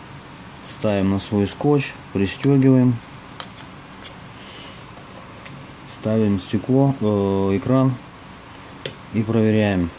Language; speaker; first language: Russian; native; Russian